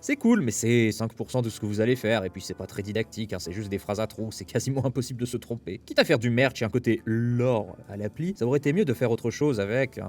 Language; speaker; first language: French; native; French